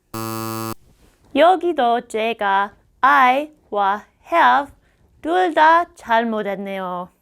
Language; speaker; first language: Korean; non-native, fluent; English